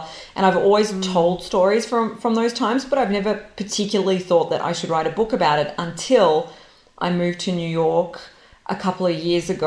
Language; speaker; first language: English; non-native, local second language; Serbian